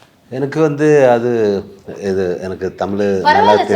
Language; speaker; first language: Tamil; non-native, learner; Malayalam